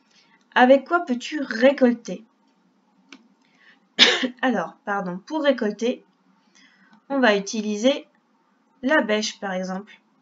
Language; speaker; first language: French; native; French